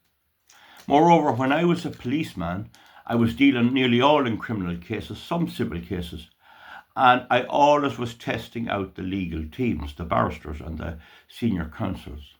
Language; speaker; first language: English; native; English